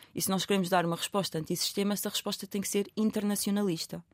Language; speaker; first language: Portuguese; native; Portuguese